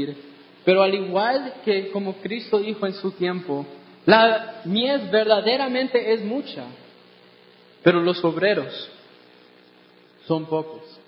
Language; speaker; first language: Spanish; non-native, fluent; English